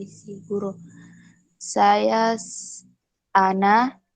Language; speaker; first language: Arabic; non-native, learner; Indonesian